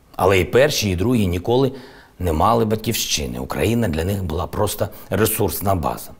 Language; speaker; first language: Ukrainian; non-native, local second language; Russian